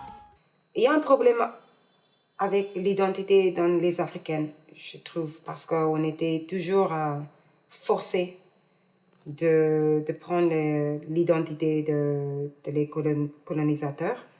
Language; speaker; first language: French; non-native, learner; English